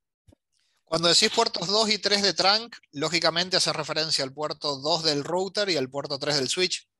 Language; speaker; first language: Spanish; native; Spanish